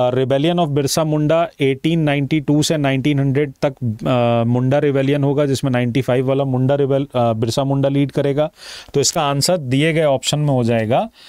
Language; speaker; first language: Hindi; native; Hindi